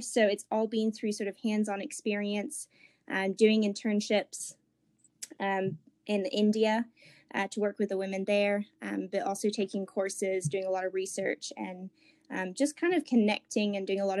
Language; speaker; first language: English; native; English